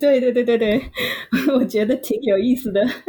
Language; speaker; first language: Chinese; non-native, fluent; Vietnamese